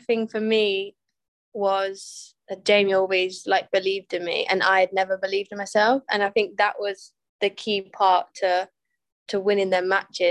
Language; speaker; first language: English; native; English